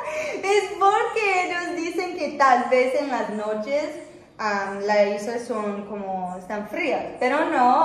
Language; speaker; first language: Spanish; non-native, fluent; English